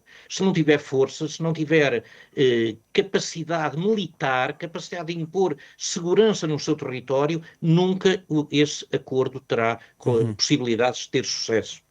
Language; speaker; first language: Portuguese; native; Portuguese